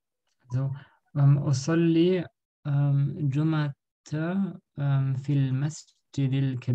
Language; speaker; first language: Arabic; non-native, learner; German